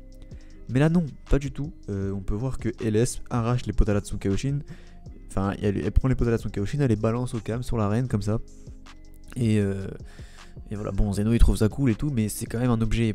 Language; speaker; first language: French; native; French